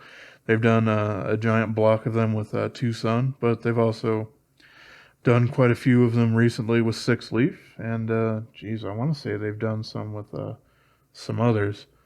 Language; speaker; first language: English; native; English